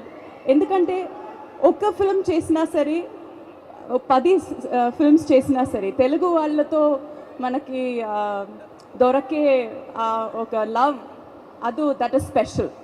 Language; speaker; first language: Telugu; non-native, fluent; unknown